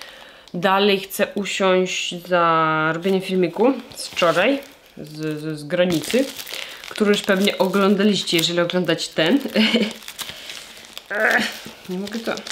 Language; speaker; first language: Polish; non-native, fluent; Russian